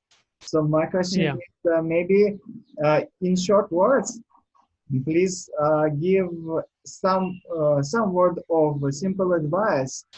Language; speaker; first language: English; non-native, learner; Russian